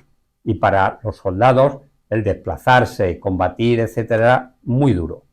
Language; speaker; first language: Spanish; native; Spanish